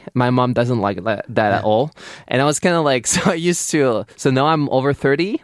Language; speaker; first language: English; non-native, fluent; French